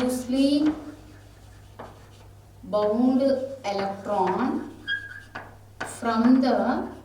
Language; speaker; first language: English; non-native, local second language; Tamil